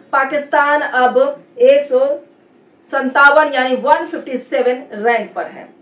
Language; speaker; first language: Hindi; native; Hindi